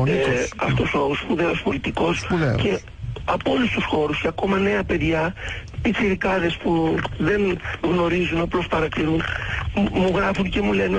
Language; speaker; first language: Greek; native; Greek